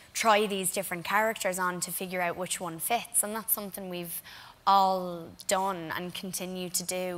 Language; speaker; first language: English; native; English